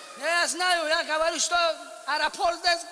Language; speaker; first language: Russian; non-native, learner; Tajik